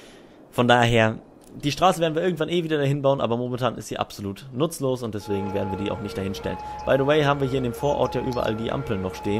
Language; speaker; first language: German; native; German